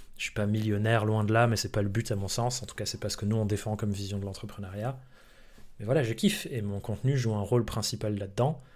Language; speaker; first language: French; early bilingual, other home language; English